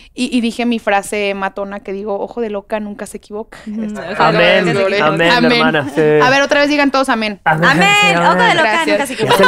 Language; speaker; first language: Spanish; native; Spanish